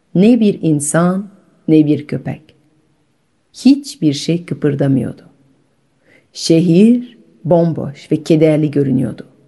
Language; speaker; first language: Turkish; non-native, fluent; French